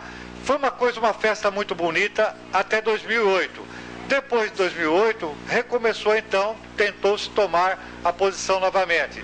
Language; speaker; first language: Portuguese; native; Portuguese